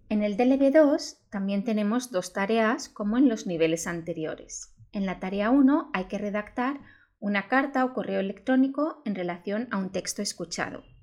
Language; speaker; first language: Spanish; native; Spanish